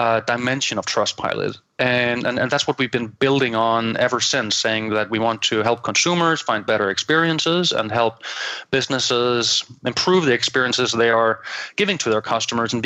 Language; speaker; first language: English; non-native, fluent; Danish